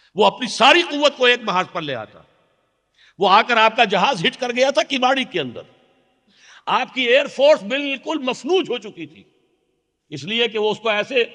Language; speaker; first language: Urdu; native; Urdu